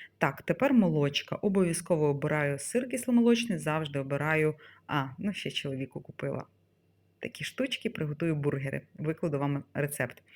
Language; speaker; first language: Ukrainian; non-native, local second language; Russian